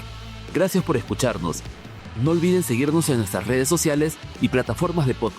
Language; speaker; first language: Spanish; native; Spanish